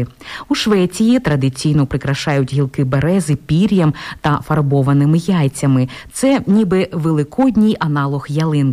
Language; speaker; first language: Ukrainian; native; Ukrainian